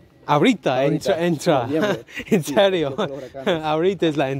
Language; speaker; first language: Spanish; non-native, learner; English